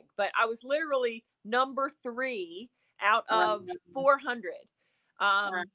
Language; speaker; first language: English; native; English